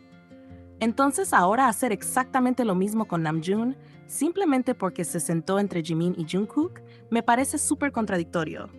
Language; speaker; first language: Spanish; native; Spanish